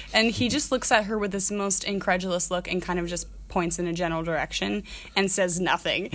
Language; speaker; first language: English; native; English